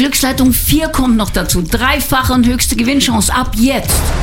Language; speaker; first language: German; native; German